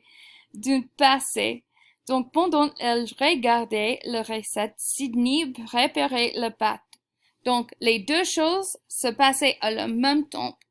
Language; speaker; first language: French; non-native, fluent; English